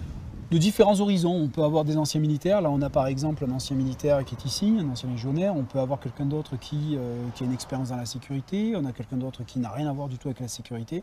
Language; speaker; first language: French; native; French